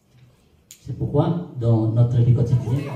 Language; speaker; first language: French; non-native, fluent; Indonesian